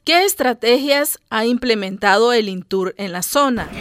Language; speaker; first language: Spanish; native; Spanish